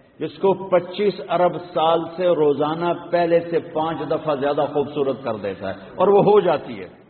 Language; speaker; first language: Urdu; non-native, local second language; Punjabi